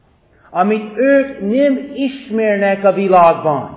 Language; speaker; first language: Hungarian; non-native, fluent; English